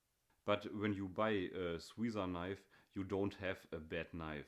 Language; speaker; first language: English; non-native, fluent; German